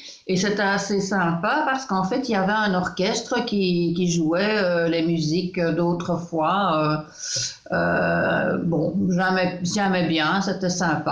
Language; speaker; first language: French; native; French